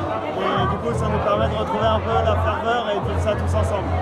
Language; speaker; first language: French; native; French